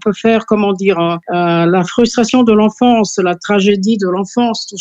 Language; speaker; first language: French; non-native, fluent; Serbian